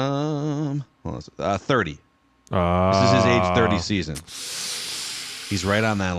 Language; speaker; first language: English; native; English